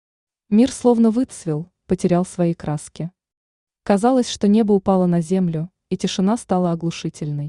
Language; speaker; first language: Russian; native; Russian